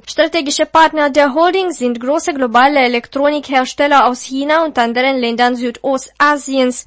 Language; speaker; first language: German; non-native, fluent; Russian